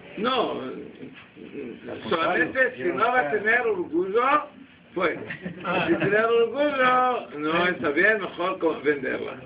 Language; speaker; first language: Spanish; non-native, learner; Hebrew